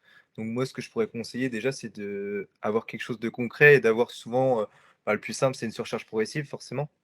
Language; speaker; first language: French; native; French